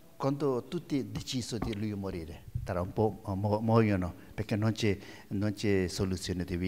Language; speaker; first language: Italian; non-native, learner; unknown